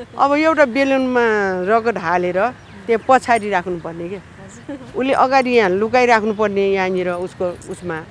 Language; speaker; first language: Nepali; non-native, local second language; Newari